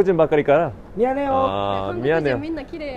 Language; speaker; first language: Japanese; non-native, learner; Korean